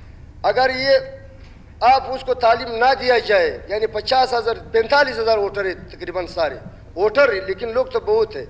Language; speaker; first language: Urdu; non-native, local second language; Pashto